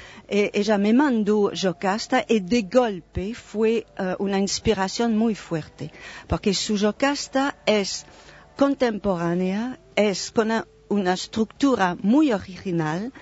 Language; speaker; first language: Spanish; non-native, fluent; French